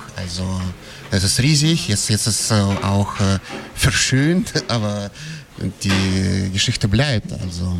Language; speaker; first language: German; non-native, fluent; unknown